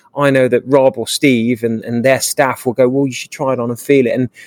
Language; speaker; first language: English; native; English